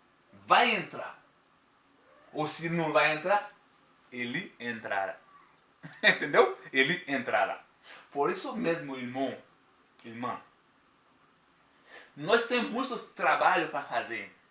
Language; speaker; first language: Portuguese; non-native, learner; Haitian Creole